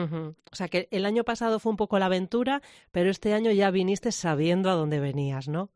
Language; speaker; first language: Spanish; native; Spanish